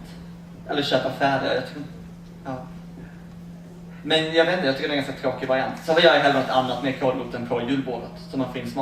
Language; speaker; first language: Swedish; native; Swedish